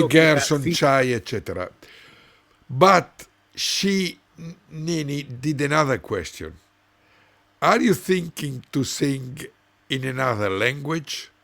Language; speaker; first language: English; non-native, learner; Italian